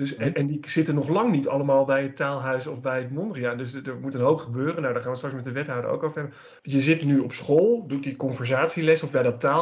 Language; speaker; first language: Dutch; native; Dutch